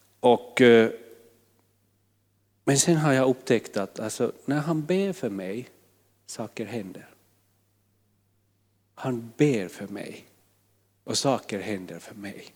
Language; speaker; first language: Swedish; non-native, fluent; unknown